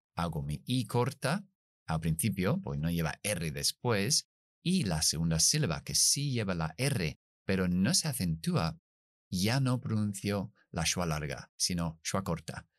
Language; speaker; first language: Spanish; non-native, fluent; English